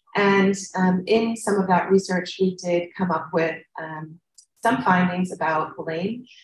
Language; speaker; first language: English; native; English